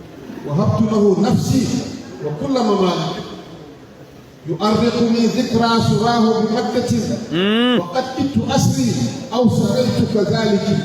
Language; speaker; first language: Arabic; non-native, fluent; Wolof